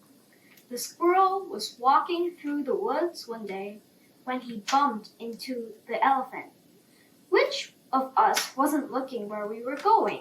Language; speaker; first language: English; non-native, fluent; Korean